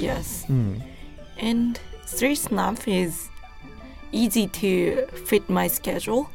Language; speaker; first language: English; non-native, learner; Japanese